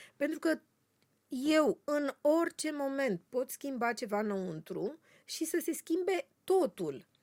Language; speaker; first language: Romanian; native; Romanian